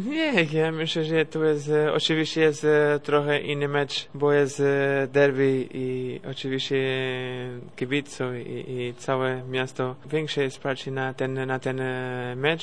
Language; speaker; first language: Polish; non-native, learner; Portuguese